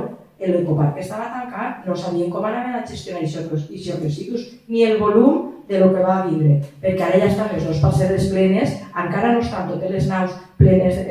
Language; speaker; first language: Catalan; native; Catalan